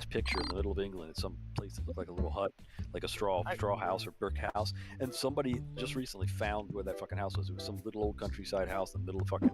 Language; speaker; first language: English; native; English